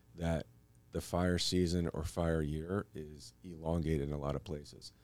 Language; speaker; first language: English; native; English